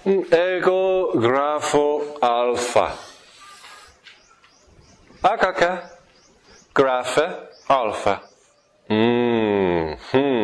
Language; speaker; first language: Greek; non-native, fluent; English